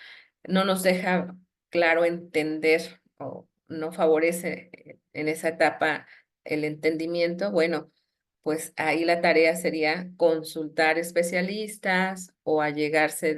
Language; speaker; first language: Spanish; native; Spanish